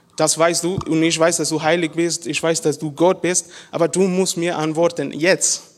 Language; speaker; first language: German; non-native, learner; Spanish